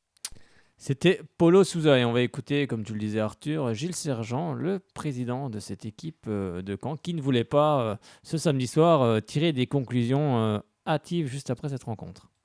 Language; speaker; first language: French; native; French